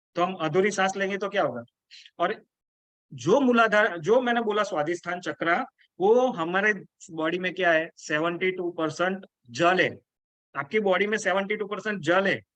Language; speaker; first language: Hindi; native; Hindi